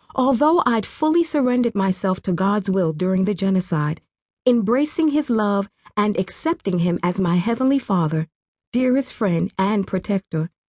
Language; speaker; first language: English; non-native, local second language; Kinyarwanda